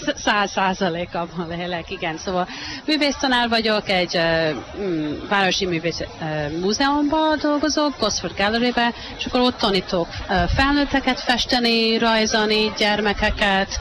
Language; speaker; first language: Hungarian; early bilingual, heritage; Hungarian